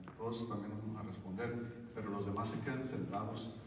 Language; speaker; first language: Spanish; non-native, learner; English